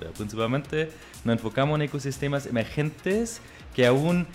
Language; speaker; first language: Spanish; non-native, fluent; German